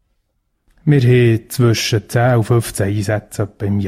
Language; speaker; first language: German; native; German